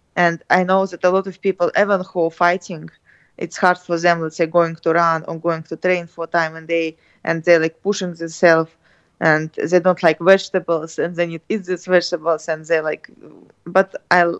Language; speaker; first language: English; non-native, learner; Russian